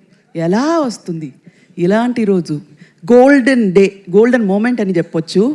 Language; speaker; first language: Telugu; non-native, fluent; Tamil